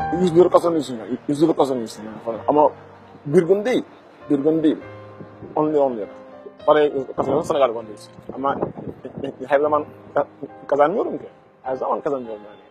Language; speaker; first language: Turkish; non-native, learner; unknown